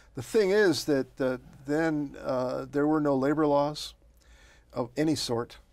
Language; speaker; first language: English; native; English